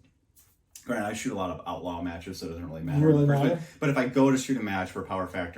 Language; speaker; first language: English; native; English